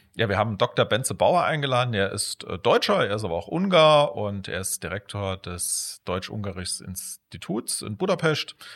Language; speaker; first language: German; native; German